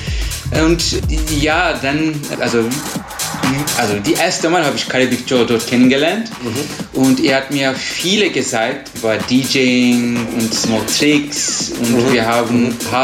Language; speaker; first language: German; non-native, learner; Turkish